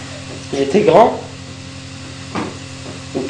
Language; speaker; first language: French; native; French